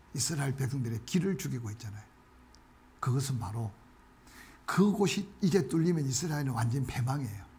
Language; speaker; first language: Korean; native; Korean